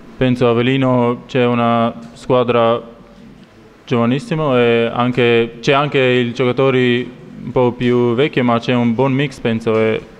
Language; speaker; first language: Italian; non-native, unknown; Albanian